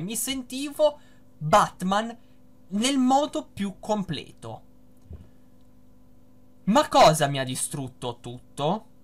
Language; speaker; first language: Italian; native; Italian